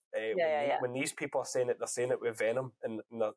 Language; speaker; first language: English; native; English